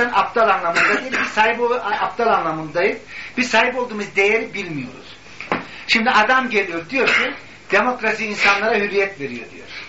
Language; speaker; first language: Turkish; native; Turkish